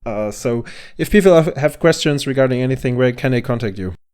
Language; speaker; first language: English; non-native, fluent; German